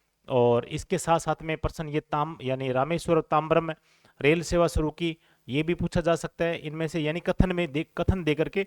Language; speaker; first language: Hindi; native; Hindi